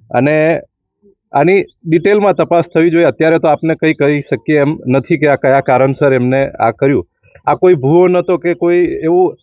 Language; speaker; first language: Gujarati; native; Gujarati